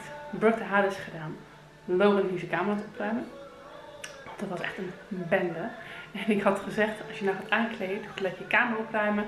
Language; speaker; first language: Dutch; native; Dutch